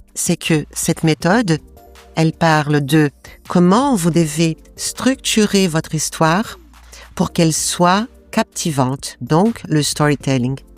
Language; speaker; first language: French; non-native, fluent; Portuguese